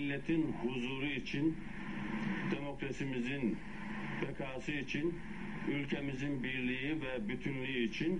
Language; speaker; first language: Turkish; native; Turkish